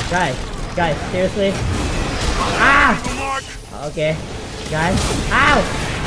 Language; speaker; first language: English; non-native, learner; Indonesian